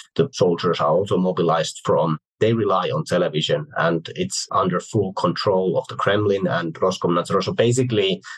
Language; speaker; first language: English; non-native, fluent; Finnish